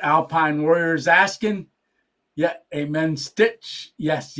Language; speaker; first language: English; native; English